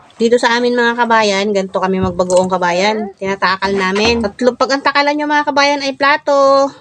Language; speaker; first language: Filipino; native; Filipino